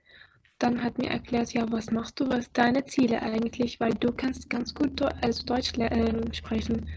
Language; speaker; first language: German; non-native, fluent; Arabic